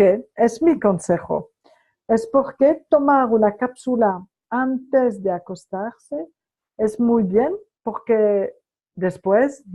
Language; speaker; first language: Spanish; non-native, fluent; French